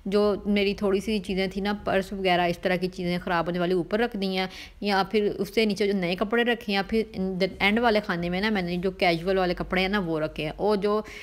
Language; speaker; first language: Urdu; non-native, local second language; Punjabi